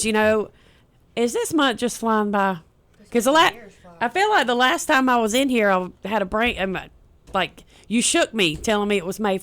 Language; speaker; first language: English; native; English